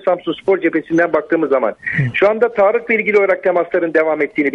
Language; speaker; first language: Turkish; native; Turkish